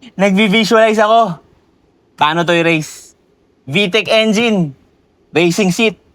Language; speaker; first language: Filipino; native; Filipino